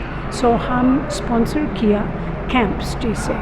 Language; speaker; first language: Hindi; non-native, learner; English